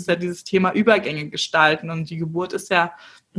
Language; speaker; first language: German; native; German